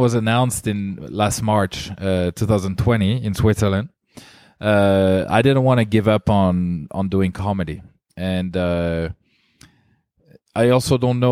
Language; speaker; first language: English; non-native, fluent; French